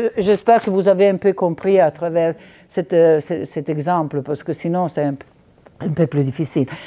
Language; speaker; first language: French; non-native, fluent; Italian